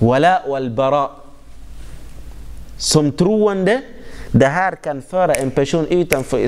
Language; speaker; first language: Swedish; non-native, fluent; Arabic